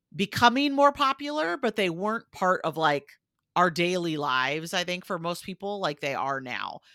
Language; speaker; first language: English; native; English